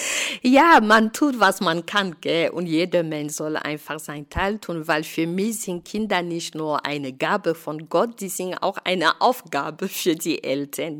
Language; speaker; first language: German; non-native, fluent; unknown